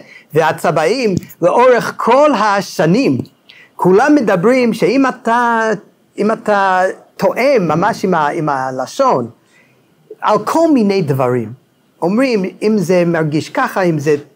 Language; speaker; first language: Hebrew; non-native, fluent; English